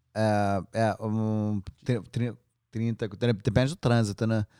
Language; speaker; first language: Portuguese; non-native, learner; English